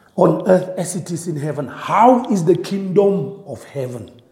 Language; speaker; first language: English; non-native, local second language; Afrikaans